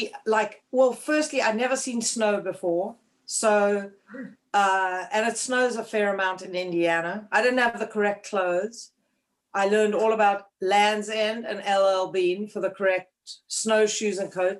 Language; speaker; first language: English; native; English